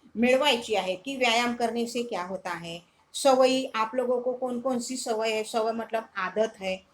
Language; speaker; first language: Hindi; non-native, local second language; Marathi